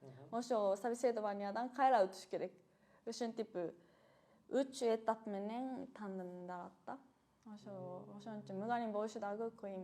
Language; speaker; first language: Kyrgyz; non-native, fluent; Japanese